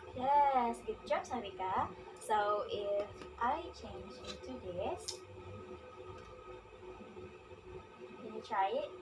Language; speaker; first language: English; non-native, learner; Indonesian